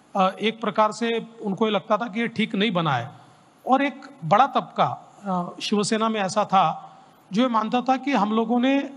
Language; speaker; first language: Hindi; non-native, local second language; Marathi